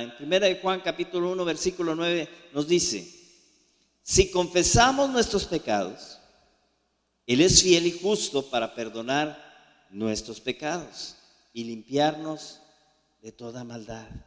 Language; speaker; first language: Spanish; native; Spanish